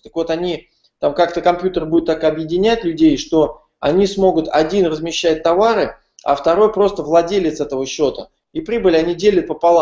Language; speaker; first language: Russian; native; Russian